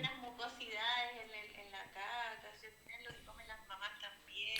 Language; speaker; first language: Spanish; native; Spanish